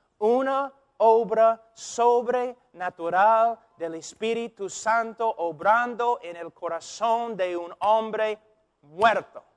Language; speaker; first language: Spanish; non-native, fluent; English